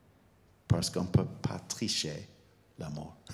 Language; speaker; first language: French; non-native, fluent; English